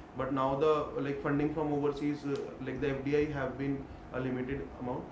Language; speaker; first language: English; non-native, local second language; Hindi